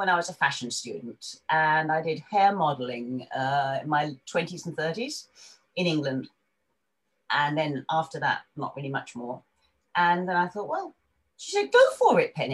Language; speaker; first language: English; native; English